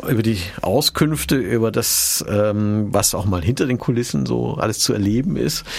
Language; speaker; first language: German; native; German